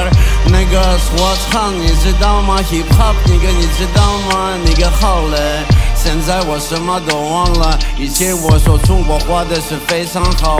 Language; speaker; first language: Chinese; non-native, learner; Russian